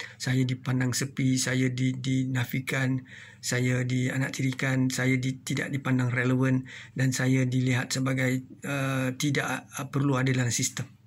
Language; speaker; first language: Malay; non-native, local second language; Tamil